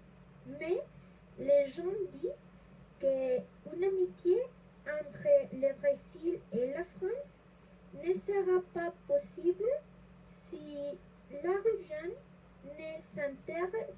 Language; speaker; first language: French; non-native, learner; Spanish